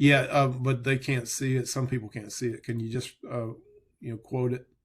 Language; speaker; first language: English; native; English